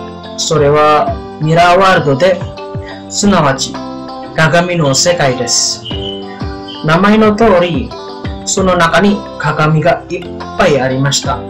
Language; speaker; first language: Japanese; non-native, learner; Indonesian